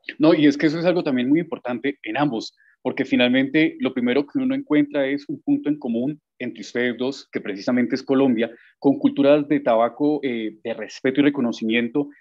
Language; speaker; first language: Spanish; native; Spanish